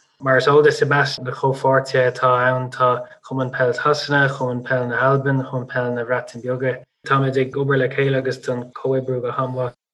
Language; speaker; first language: Irish; non-native, local second language; English